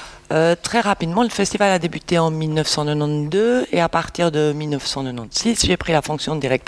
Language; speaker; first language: French; native; French